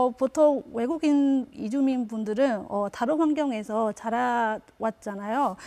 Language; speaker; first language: Korean; non-native, fluent; Burmese